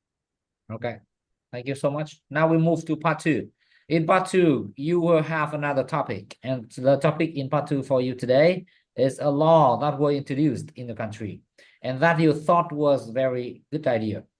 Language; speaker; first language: English; non-native, fluent; Vietnamese